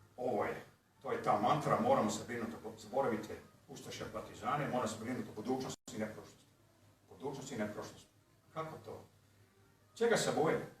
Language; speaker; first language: Bosnian; early bilingual, heritage; Croatian